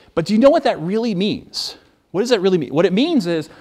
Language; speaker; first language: English; native; English